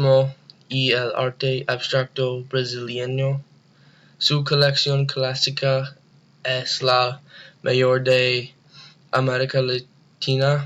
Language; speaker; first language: Spanish; non-native, learner; English